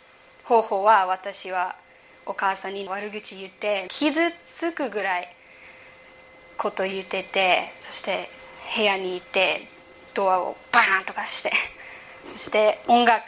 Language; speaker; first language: Japanese; early bilingual, heritage; English